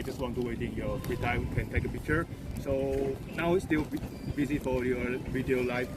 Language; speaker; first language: English; non-native, learner; Chinese